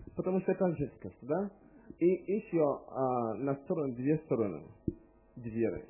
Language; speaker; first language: Russian; non-native, learner; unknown